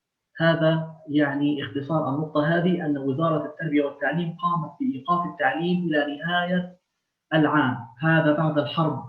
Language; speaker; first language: Arabic; native; Arabic